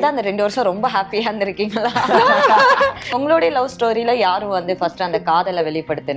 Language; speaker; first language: Tamil; native; Tamil